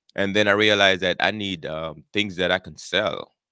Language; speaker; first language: English; non-native, local second language; Jamaican Creole English